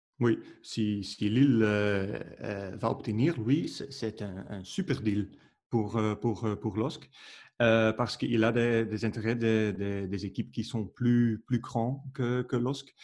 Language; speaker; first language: French; non-native, learner; Dutch